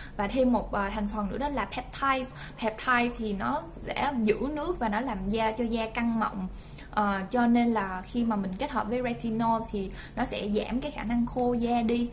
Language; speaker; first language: Vietnamese; early bilingual, heritage; Vietnamese